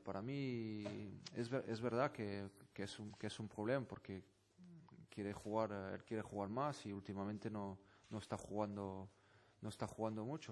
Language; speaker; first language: Spanish; non-native, fluent; French